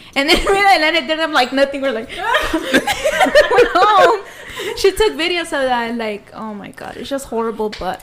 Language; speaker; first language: English; early bilingual, other home language; Spanish